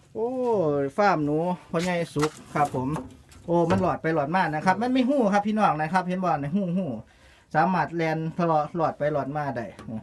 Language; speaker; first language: Thai; native; Thai